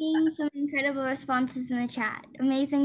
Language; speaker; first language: English; native; English